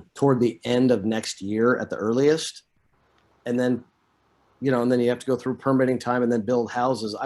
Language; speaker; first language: English; native; English